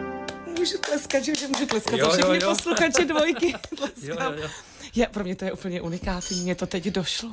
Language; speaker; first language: Czech; native; Czech